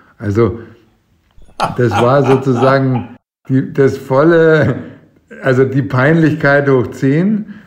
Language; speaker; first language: German; native; German